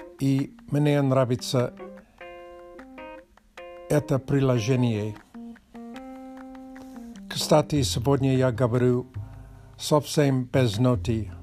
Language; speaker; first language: Russian; non-native, learner; English